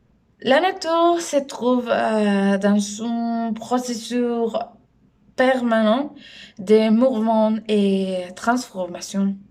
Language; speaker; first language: French; non-native, learner; Spanish